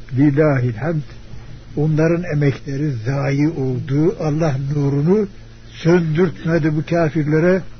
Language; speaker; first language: Turkish; native; Turkish